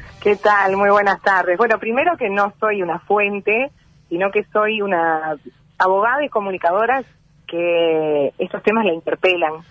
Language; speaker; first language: Spanish; native; Spanish